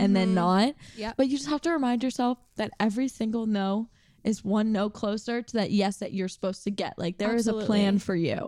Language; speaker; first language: English; native; English